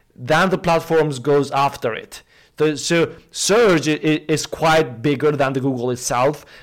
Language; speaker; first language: English; non-native, fluent; Albanian